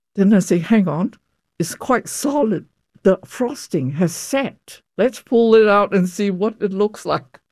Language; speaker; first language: English; non-native, fluent; Cantonese